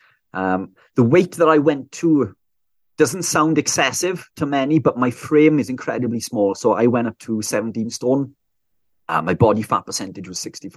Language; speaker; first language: English; native; English